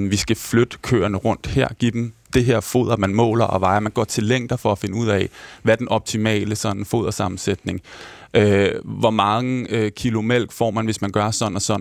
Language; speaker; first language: Danish; native; Danish